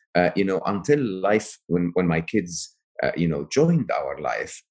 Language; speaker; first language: English; non-native, fluent; Arabic